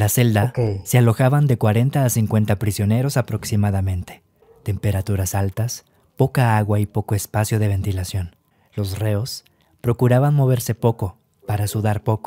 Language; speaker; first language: Spanish; native; Spanish